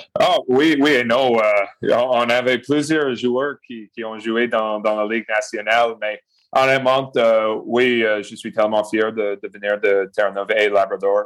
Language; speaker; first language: French; non-native, local second language; English